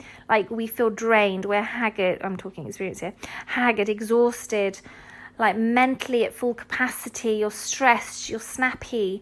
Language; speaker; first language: English; native; English